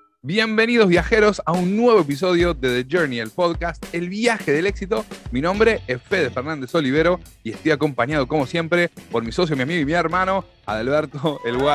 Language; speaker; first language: Spanish; native; Spanish